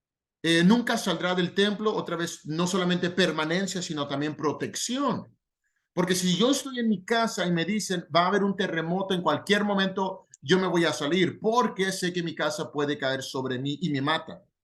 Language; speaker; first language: Spanish; native; Spanish